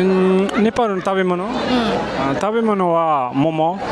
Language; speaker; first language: Japanese; non-native, learner; Nepali